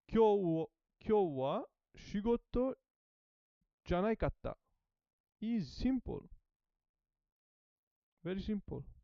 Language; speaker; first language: Japanese; non-native, learner; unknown